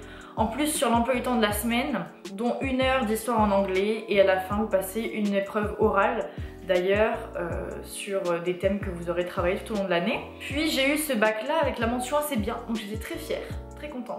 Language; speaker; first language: French; native; French